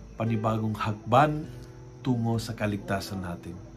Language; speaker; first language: Filipino; native; Filipino